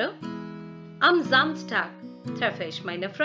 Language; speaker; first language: German; non-native, fluent; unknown